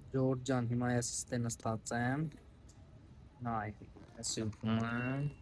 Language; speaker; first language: Armenian; non-native, learner; Hindi